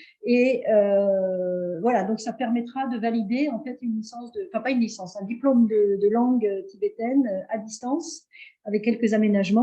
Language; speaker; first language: French; native; French